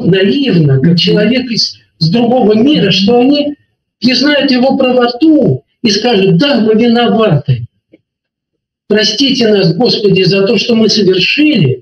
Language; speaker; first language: Russian; native; Russian